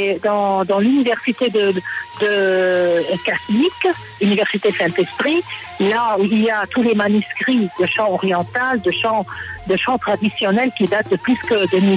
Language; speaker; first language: French; non-native, local second language; Arabic